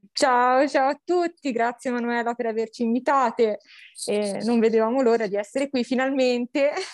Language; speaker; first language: Italian; native; Italian